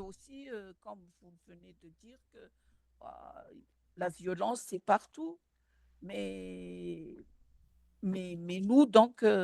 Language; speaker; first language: French; non-native, local second language; Malagasy